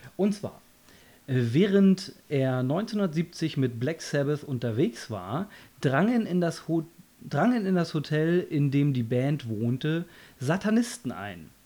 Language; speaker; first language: German; early bilingual, other home language; Polish